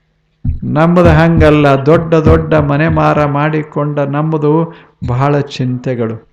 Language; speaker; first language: Kannada; native; Kannada